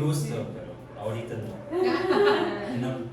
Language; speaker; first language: Spanish; non-native, learner; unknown